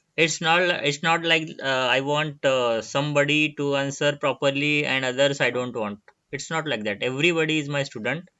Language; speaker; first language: English; non-native, local second language; Marathi